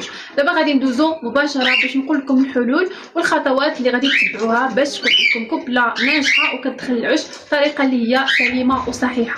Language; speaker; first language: Arabic; native; Arabic